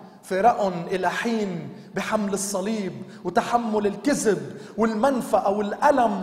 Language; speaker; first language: Arabic; native; Arabic